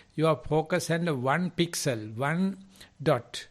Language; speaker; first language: English; non-native, local second language; Sinhala